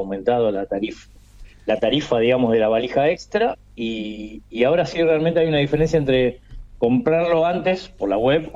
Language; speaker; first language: Spanish; native; Spanish